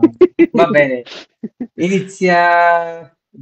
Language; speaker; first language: Italian; non-native, fluent; Bangla